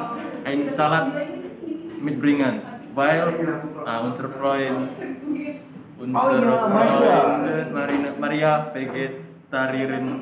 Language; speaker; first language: German; non-native, learner; Indonesian